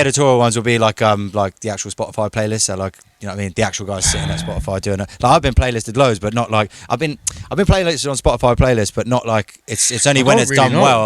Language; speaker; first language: English; native; English